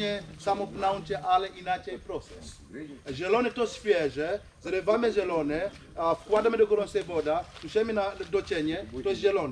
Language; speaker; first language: Polish; non-native, learner; Swahili